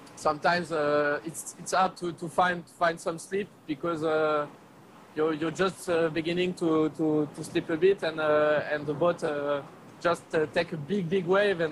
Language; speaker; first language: English; non-native, learner; French